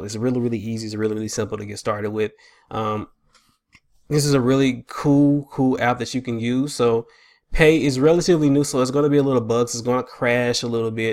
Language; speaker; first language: English; native; English